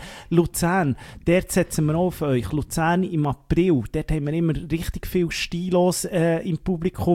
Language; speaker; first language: German; native; German